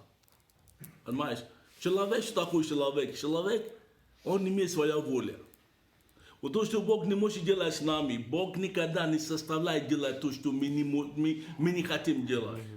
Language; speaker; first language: Russian; non-native, learner; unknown